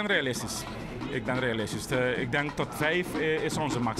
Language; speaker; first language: Dutch; non-native, local second language; Papiamento